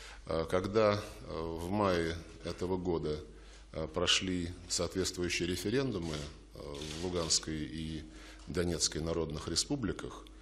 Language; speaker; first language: Russian; native; Russian